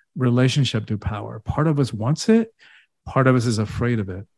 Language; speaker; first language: English; early bilingual, other home language; Spanish